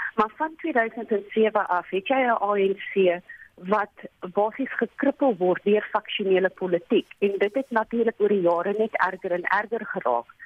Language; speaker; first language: Afrikaans; non-native, local second language; English